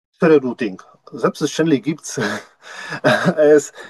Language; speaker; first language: German; non-native, learner; Czech